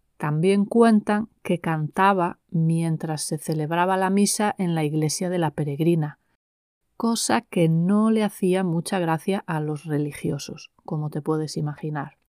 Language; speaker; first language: Spanish; native; Spanish